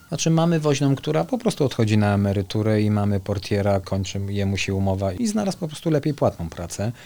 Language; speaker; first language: Polish; native; Polish